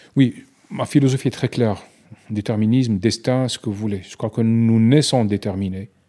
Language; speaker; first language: French; non-native, local second language; Arabic